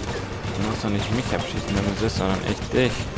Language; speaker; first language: German; native; German